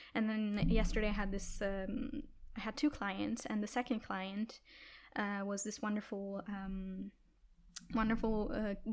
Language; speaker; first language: English; non-native, fluent; Italian